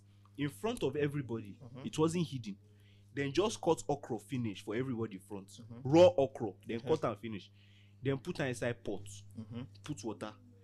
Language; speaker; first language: English; non-native, local second language; Yoruba